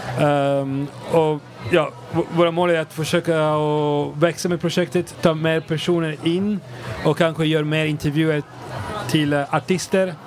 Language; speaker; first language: Swedish; non-native, fluent; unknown